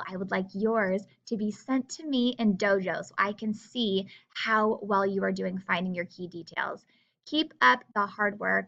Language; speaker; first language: English; native; English